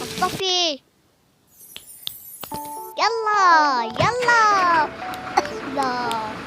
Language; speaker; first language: Arabic; native; Arabic